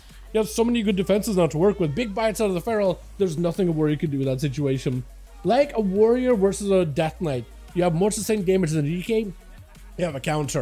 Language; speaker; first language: English; native; English